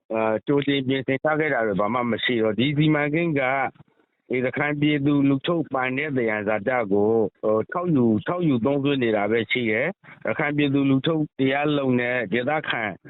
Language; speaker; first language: Burmese; native; Burmese